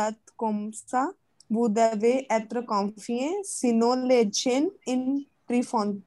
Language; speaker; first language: French; non-native, learner; Hindi